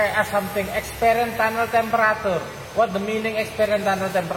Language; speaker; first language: English; non-native, learner; Indonesian